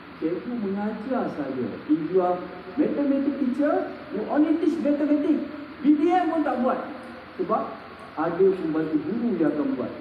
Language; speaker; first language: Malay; native; Malay